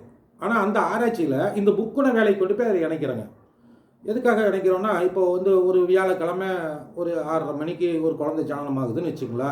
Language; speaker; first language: Tamil; native; Tamil